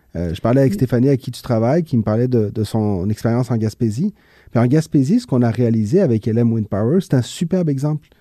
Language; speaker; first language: French; early bilingual, other home language; Spanish